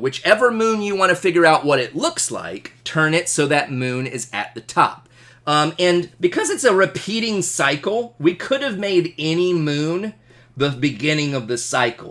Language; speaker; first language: English; native; English